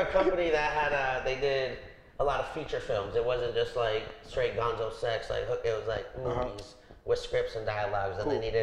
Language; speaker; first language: English; native; English